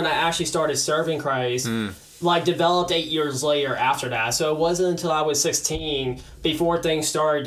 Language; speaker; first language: English; native; English